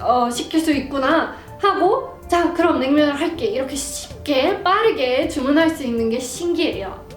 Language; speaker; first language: Korean; non-native, fluent; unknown